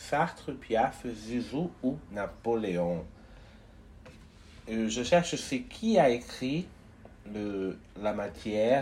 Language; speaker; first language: French; non-native, learner; Portuguese